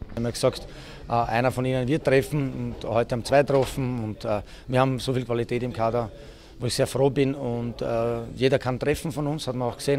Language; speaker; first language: German; native; German